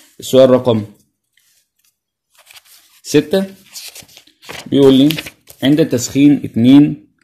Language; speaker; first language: Arabic; native; Arabic